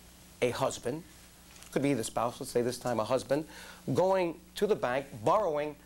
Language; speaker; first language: English; native; English